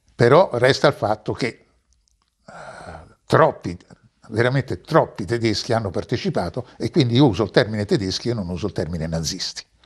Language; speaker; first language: Italian; native; Italian